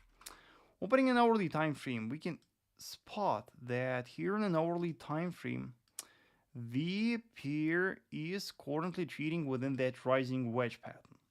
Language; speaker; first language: English; non-native, fluent; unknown